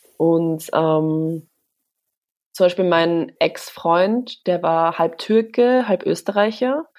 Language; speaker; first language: German; early bilingual, other home language; Polish